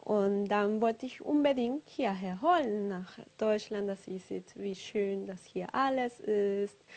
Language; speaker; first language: German; non-native, learner; Spanish